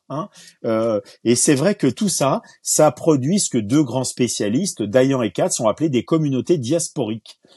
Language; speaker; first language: French; native; French